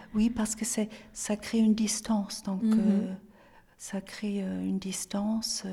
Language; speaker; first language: French; non-native, fluent; German